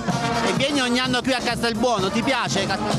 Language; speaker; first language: Italian; native; Italian